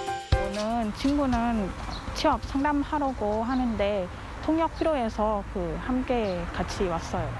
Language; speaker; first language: Korean; non-native, learner; Thai